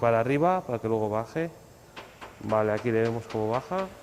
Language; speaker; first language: Spanish; native; Spanish